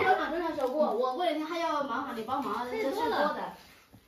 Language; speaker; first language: Chinese; native; Chinese